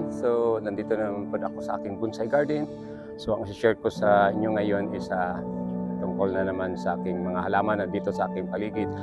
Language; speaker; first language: Filipino; non-native, local second language; Cebuano